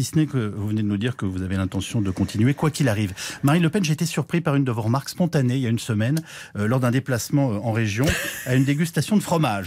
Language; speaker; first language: French; native; French